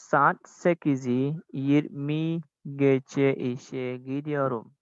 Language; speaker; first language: Turkish; non-native, learner; Indonesian